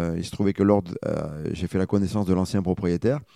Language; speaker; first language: French; native; French